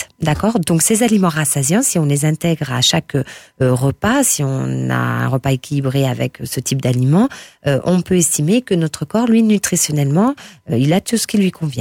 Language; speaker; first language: French; native; French